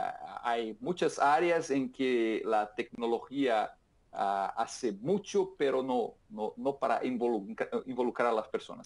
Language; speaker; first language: Spanish; non-native, fluent; Portuguese